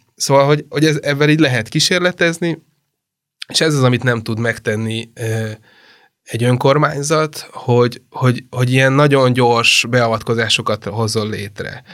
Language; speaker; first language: Hungarian; native; Hungarian